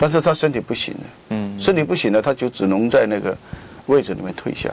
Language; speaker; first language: Chinese; native; Chinese